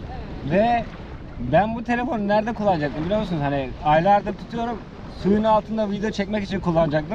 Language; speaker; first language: Turkish; native; Turkish